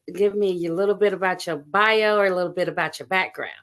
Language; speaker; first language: English; native; English